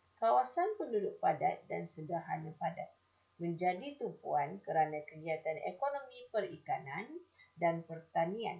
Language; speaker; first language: Malay; native; Malay